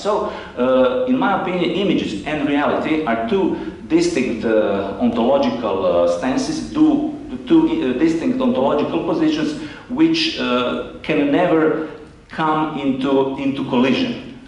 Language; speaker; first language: English; non-native, fluent; Croatian